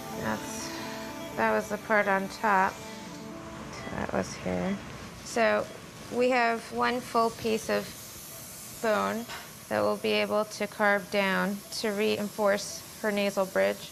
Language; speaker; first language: English; native; English